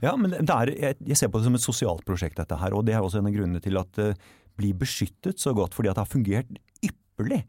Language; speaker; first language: Norwegian; native; Norwegian